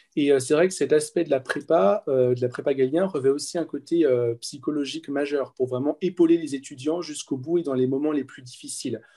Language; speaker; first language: French; native; French